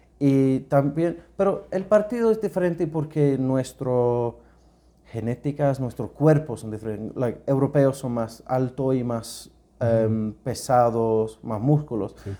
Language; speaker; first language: Spanish; non-native, learner; English